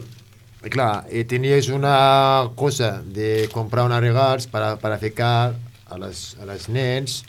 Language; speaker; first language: Catalan; non-native, learner; Riffian